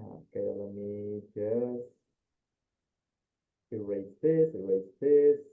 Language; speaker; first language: English; non-native, fluent; Indonesian